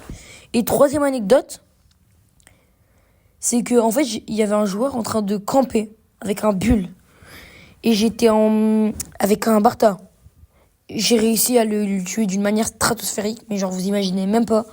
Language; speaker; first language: French; native; French